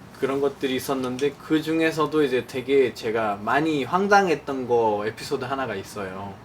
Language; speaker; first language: Korean; non-native, fluent; Nepali